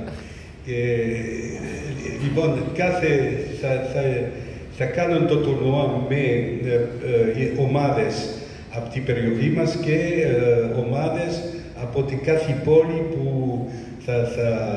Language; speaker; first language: Greek; early bilingual, heritage; French